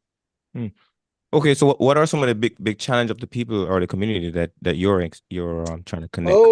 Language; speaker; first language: English; non-native, fluent; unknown